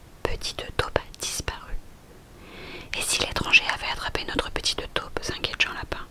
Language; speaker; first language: French; native; French